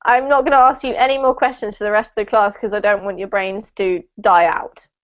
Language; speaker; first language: English; native; English